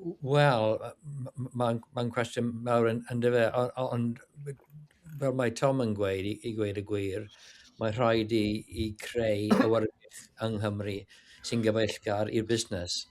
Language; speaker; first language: Welsh; non-native, learner; English